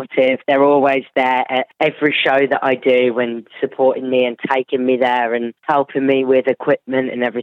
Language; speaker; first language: English; native; English